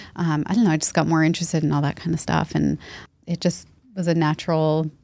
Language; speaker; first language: English; native; English